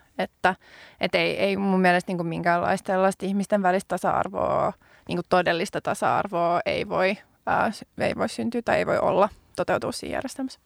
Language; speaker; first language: Finnish; non-native, local second language; Swedish